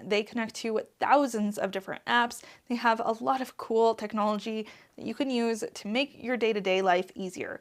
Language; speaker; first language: English; native; English